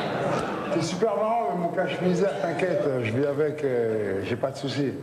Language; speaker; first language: French; native; French